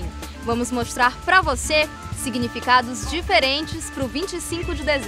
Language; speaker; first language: Portuguese; native; Portuguese